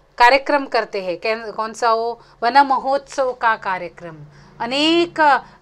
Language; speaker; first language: Hindi; non-native, local second language; Konkani